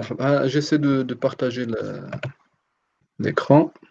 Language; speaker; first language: French; non-native, local second language; Arabic